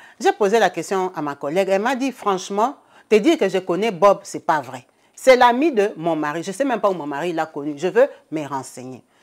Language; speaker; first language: French; non-native, local second language; Lingala